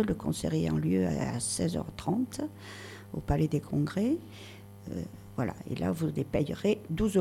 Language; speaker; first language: French; native; French